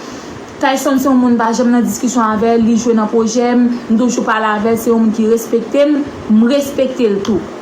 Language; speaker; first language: French; non-native, local second language; Haitian Creole